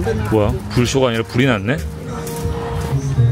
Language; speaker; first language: English; non-native, learner; Korean